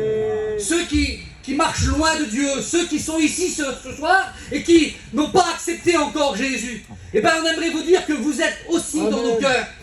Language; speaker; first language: French; native; French